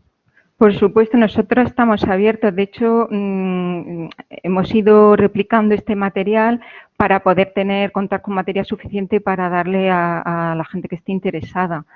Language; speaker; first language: Spanish; native; Spanish